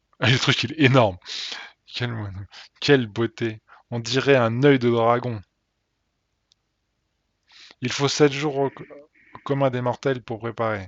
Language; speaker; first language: French; native; French